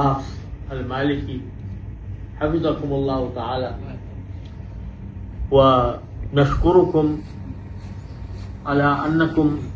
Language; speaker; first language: Arabic; non-native, fluent; Urdu